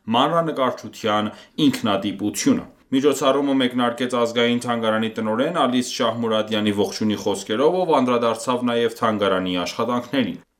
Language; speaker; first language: Armenian; early bilingual, heritage; Armenian